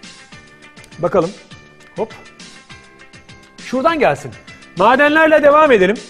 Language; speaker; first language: Turkish; native; Turkish